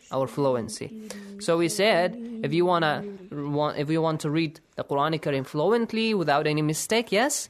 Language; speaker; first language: English; non-native, fluent; Persian